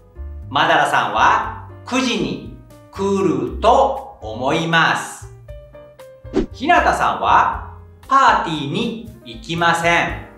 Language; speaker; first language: Japanese; non-native, fluent; Indonesian